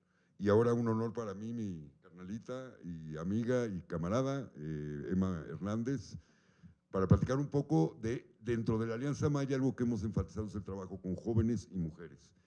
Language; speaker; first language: Spanish; native; Spanish